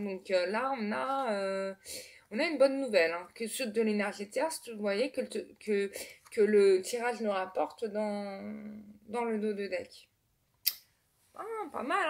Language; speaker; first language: French; native; French